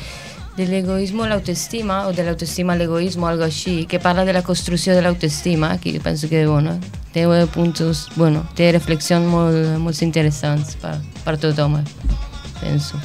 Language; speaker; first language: Catalan; non-native, fluent; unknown